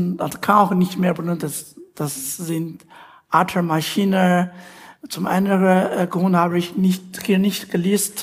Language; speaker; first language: German; non-native, learner; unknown